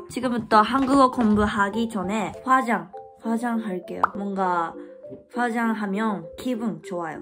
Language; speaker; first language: Korean; non-native, learner; Japanese